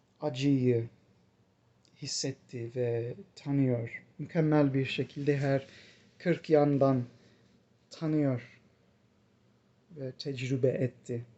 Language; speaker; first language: Turkish; non-native, fluent; English